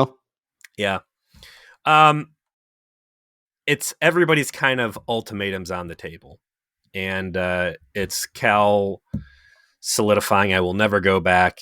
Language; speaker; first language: English; native; English